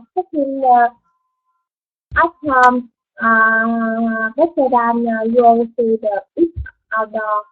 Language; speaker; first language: English; non-native, learner; Vietnamese